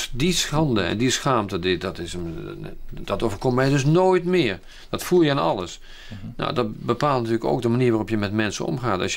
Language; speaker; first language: Dutch; native; Dutch